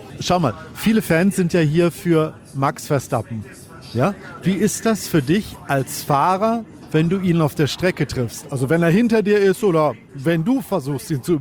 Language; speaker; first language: German; native; German